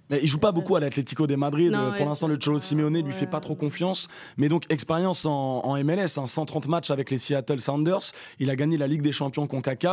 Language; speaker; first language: French; native; French